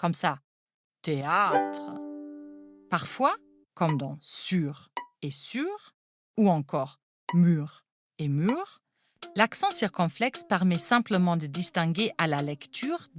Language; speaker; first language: French; non-native, fluent; German